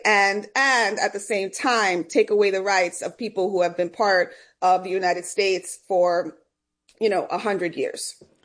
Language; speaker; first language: English; early bilingual, other home language; Spanish